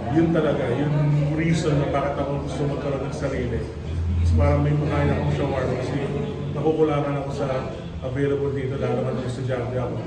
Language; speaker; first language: Filipino; early bilingual, heritage; Filipino